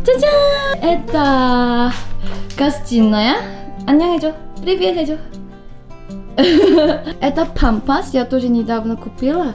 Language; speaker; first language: Russian; non-native, learner; Korean